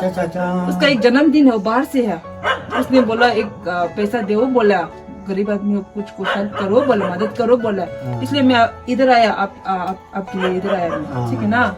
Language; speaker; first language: Hindi; non-native, local second language; Tibetan